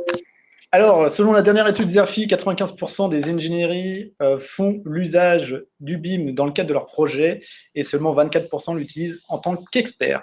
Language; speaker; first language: French; native; French